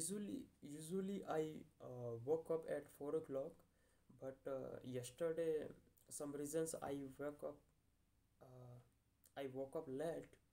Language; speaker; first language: English; non-native, learner; Hindi